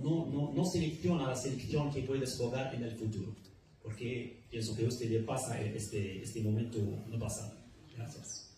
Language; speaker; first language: Spanish; non-native, learner; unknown